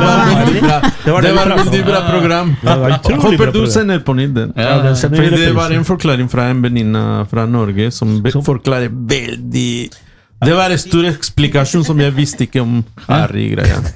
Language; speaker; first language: Norwegian; non-native, learner; Spanish